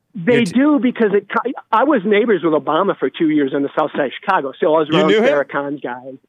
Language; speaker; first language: English; native; English